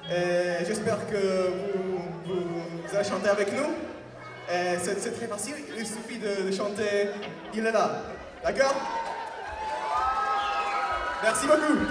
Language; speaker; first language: French; non-native, learner; Czech